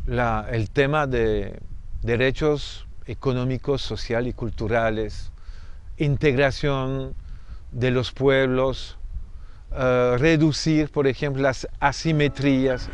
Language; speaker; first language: Spanish; non-native, fluent; French